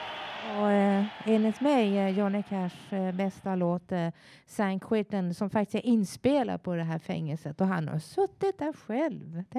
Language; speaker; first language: Swedish; native; Swedish